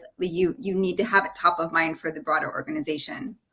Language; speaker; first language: English; native; English